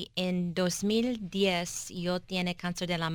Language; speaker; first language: Spanish; early bilingual, heritage; English